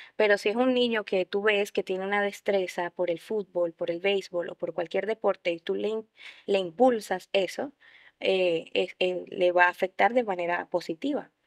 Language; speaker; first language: Spanish; native; Spanish